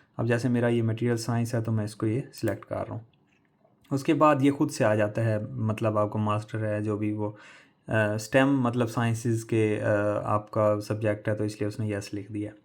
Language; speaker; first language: Urdu; non-native, local second language; Punjabi